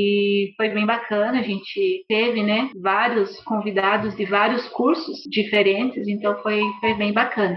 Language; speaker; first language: Portuguese; native; Portuguese